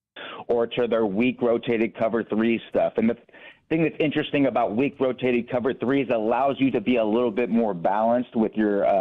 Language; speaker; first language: English; native; English